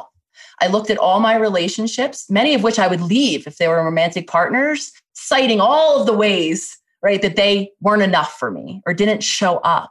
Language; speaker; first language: English; native; English